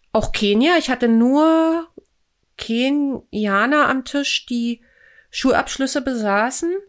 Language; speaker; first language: German; native; German